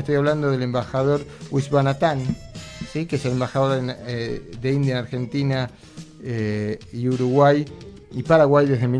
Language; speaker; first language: Spanish; native; Spanish